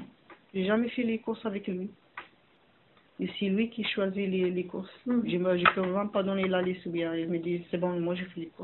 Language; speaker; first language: French; non-native, learner; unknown